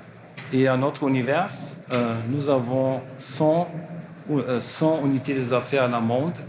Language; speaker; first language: French; non-native, learner; German